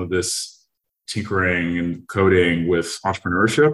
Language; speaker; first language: English; native; English